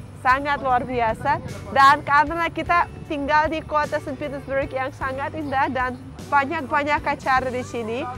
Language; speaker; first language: Indonesian; non-native, fluent; Russian